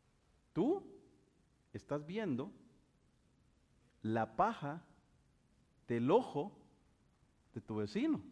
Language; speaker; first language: Spanish; native; Spanish